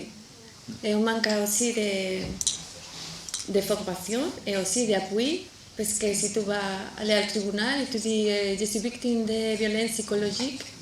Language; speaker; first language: French; non-native, learner; Spanish